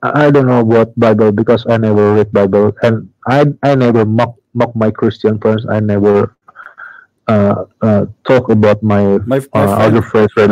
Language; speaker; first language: English; non-native, learner; Indonesian